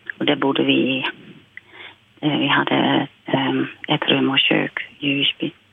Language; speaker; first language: Swedish; non-native, fluent; Dutch